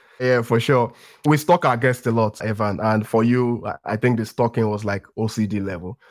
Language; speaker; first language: English; non-native, local second language; Yoruba